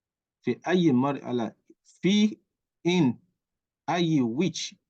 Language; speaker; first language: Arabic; non-native, fluent; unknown